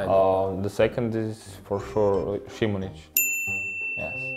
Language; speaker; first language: English; non-native, learner; Croatian